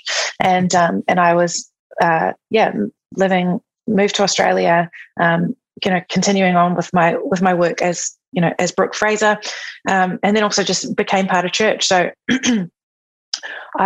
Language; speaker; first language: English; native; English